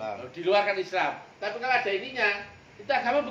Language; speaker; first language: Indonesian; native; Indonesian